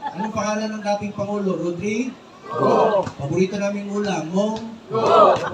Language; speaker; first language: Filipino; non-native, local second language; Cebuano